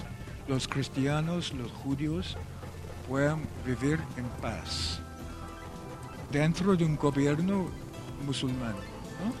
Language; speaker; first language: Spanish; non-native, fluent; Welsh